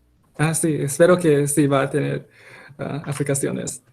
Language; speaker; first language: Spanish; non-native, fluent; English